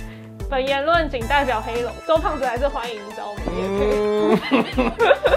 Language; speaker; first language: Chinese; native; Chinese